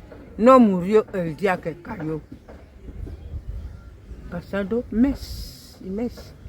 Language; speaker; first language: Spanish; non-native, learner; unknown